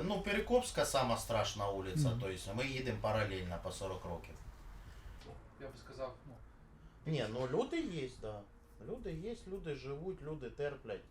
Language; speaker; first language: Ukrainian; non-native, local second language; Russian